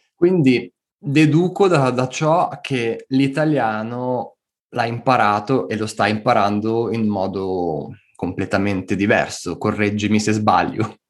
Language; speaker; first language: Italian; native; Italian